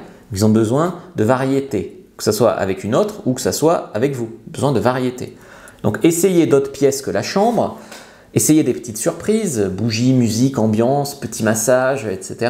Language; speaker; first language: French; native; French